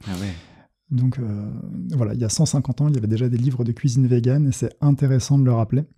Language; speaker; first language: French; native; French